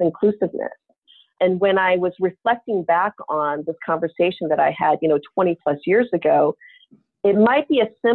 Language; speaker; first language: English; native; English